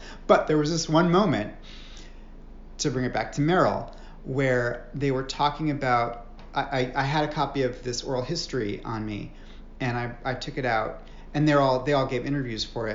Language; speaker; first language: English; native; English